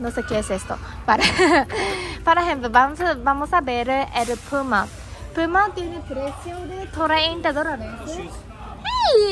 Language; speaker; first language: Spanish; non-native, learner; Japanese